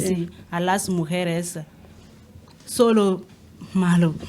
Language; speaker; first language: Spanish; non-native, learner; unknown